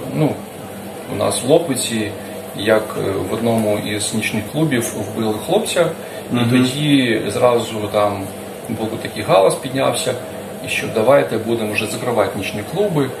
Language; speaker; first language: Ukrainian; non-native, local second language; Russian